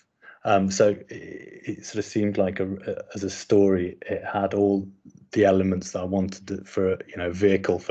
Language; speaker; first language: English; native; English